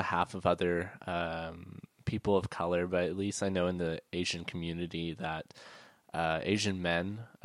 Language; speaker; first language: English; native; English